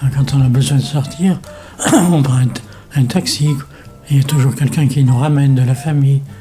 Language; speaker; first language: French; native; French